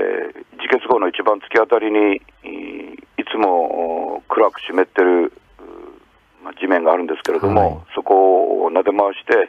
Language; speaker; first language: Japanese; native; Japanese